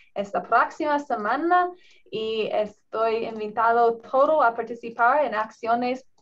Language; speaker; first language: Spanish; non-native, learner; English